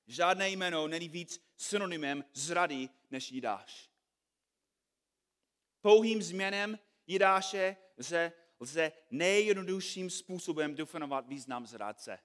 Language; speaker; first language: Czech; non-native, fluent; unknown